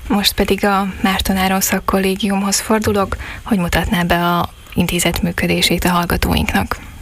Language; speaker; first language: Hungarian; native; Hungarian